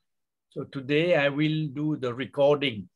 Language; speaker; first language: English; non-native, fluent; Vietnamese